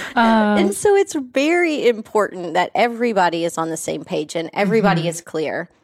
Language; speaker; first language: English; native; English